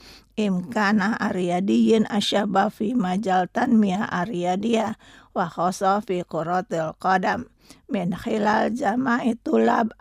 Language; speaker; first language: Arabic; non-native, fluent; Indonesian